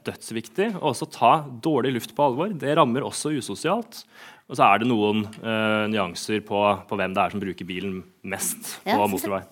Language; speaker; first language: Norwegian; native; Norwegian